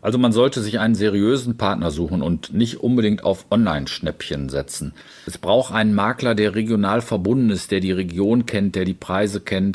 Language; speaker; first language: German; native; German